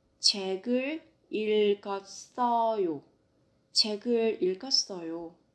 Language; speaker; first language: Korean; non-native, fluent; Vietnamese